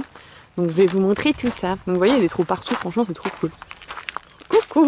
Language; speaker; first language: French; native; French